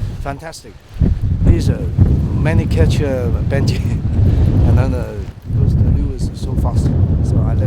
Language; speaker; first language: English; non-native, local second language; Cantonese